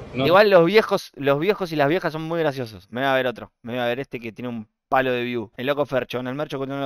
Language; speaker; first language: Spanish; native; Spanish